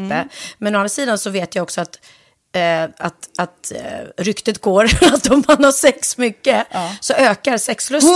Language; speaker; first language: Swedish; native; Swedish